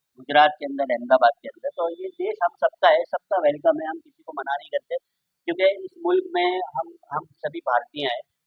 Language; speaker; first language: Hindi; non-native, local second language; Gujarati